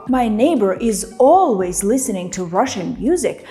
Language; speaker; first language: English; non-native, fluent; Ukrainian